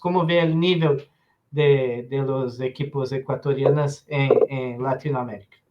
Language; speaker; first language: Spanish; non-native, learner; Portuguese